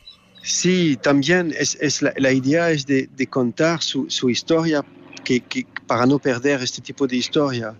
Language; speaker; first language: Spanish; non-native, fluent; French